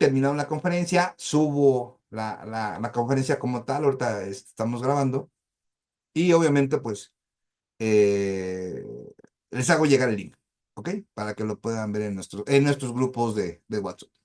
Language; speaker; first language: Spanish; native; Spanish